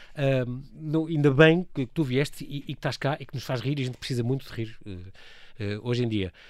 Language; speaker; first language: Portuguese; native; Portuguese